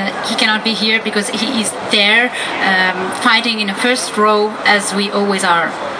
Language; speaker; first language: English; non-native, fluent; Italian